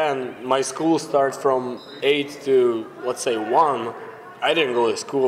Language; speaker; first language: English; non-native, fluent; Slovak